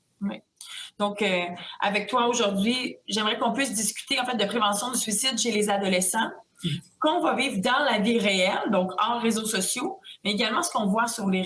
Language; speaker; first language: French; native; French